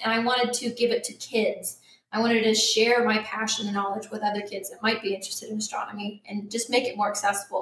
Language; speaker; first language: English; native; English